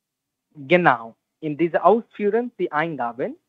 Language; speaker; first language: German; non-native, learner; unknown